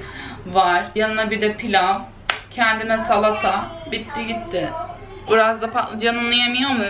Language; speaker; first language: Turkish; native; Turkish